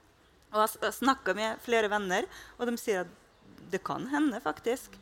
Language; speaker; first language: Norwegian; non-native, fluent; Russian